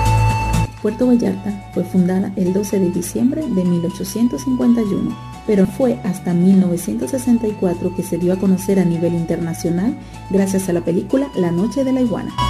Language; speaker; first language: Spanish; native; Spanish